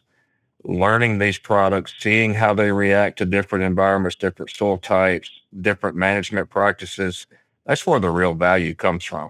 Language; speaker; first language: English; native; English